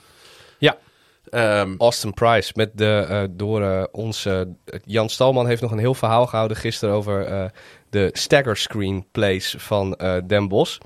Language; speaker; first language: Dutch; native; Dutch